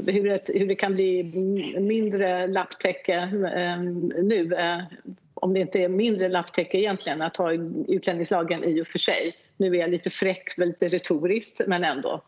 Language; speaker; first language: Swedish; native; Swedish